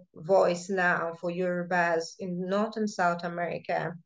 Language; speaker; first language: English; non-native, local second language; Yoruba